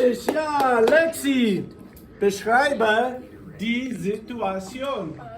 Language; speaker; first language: German; non-native, fluent; English